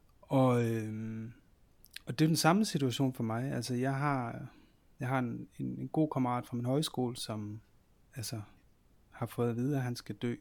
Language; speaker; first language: Danish; native; Danish